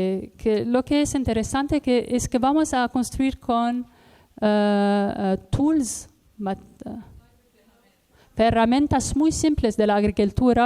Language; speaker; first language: Spanish; non-native, learner; Arabic